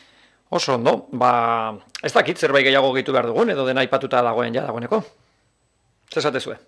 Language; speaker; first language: Basque; native; Basque